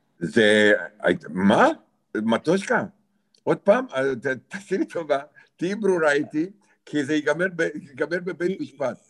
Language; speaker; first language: Hebrew; non-native, fluent; Romanian